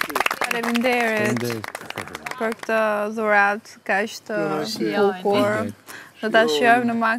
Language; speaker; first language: Albanian; non-native, learner; English